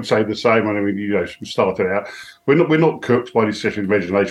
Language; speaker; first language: English; native; English